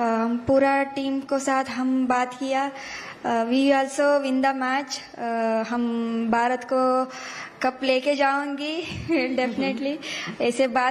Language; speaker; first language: Hindi; non-native, local second language; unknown